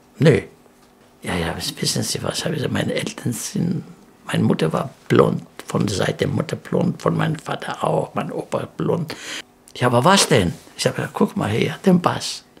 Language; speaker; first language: German; non-native, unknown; Greek